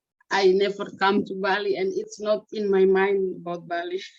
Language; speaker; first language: English; non-native, learner; Indonesian